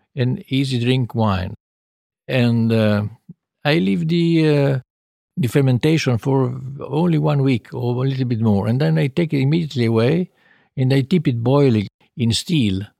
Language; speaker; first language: English; non-native, fluent; Italian